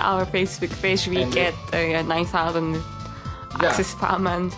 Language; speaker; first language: English; non-native, fluent; Japanese